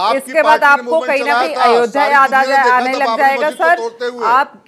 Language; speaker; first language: Hindi; native; Hindi